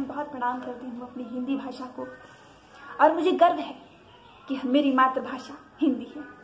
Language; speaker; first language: Hindi; native; Hindi